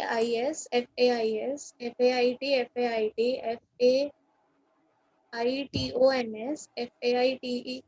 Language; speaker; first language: French; non-native, learner; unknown